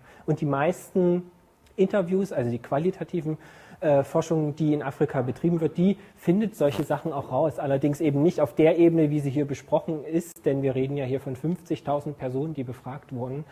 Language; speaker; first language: German; native; German